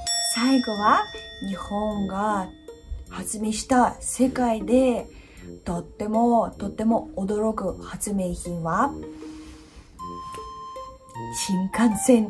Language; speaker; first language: Japanese; non-native, fluent; Russian